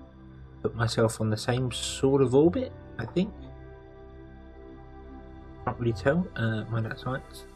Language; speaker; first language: English; native; English